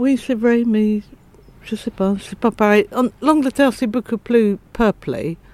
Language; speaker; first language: French; non-native, fluent; English